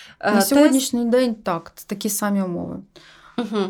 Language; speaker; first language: Ukrainian; native; Ukrainian